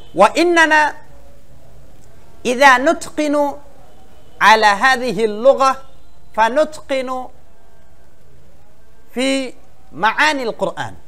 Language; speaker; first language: Arabic; non-native, fluent; Bangla